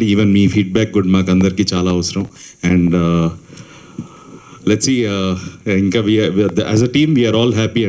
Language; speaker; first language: Telugu; native; Telugu